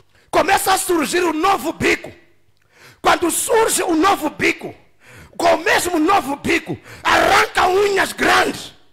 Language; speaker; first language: Portuguese; non-native, local second language; Tsonga